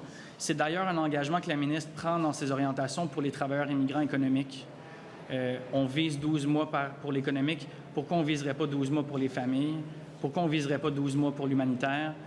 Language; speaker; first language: French; native; French